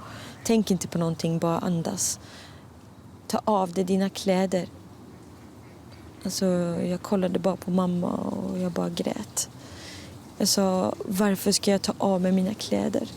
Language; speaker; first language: Swedish; early bilingual, other home language; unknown